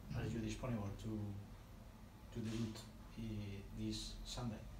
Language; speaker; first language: English; non-native, learner; Spanish